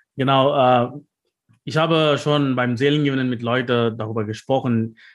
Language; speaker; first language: German; non-native, learner; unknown